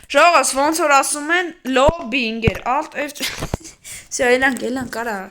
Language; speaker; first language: Armenian; native; Armenian